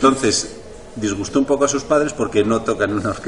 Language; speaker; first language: Spanish; native; Spanish